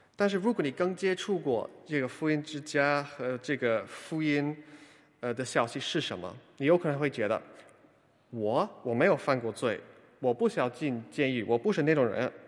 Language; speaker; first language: Chinese; non-native, fluent; English